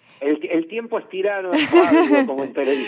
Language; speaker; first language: Spanish; native; Spanish